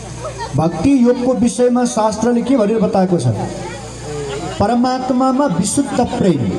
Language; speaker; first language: Nepali; native; Nepali